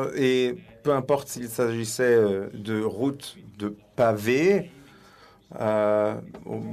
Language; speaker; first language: French; non-native, fluent; Swedish